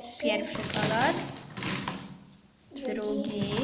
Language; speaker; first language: Polish; early bilingual, heritage; Polish